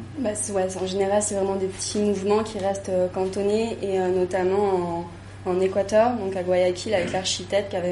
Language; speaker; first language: French; native; French